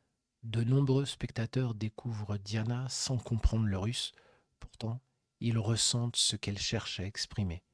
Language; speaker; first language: French; native; French